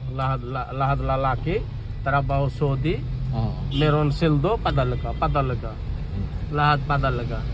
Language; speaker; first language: Filipino; non-native, learner; Bangla